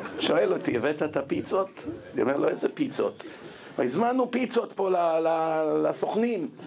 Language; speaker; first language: Hebrew; native; Hebrew